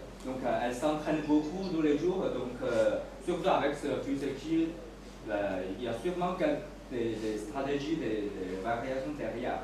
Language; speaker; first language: French; non-native, fluent; Chinese